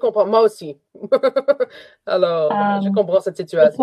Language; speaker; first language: French; native; French